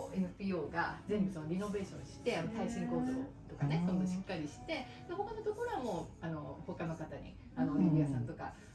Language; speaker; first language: Japanese; native; Japanese